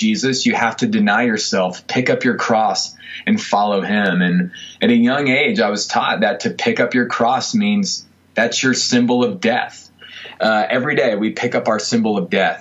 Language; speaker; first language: English; native; English